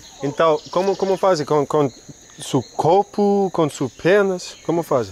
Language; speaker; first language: Portuguese; non-native, learner; English